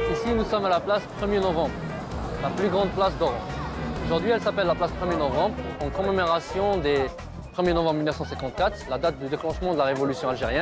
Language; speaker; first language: French; non-native, local second language; Arabic